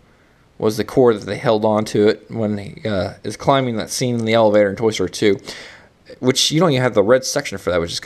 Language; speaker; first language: English; native; English